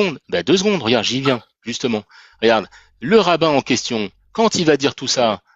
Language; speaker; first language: French; native; French